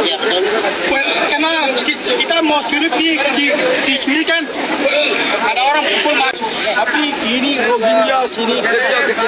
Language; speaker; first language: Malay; non-native, learner; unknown